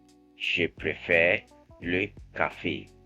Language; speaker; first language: French; non-native, fluent; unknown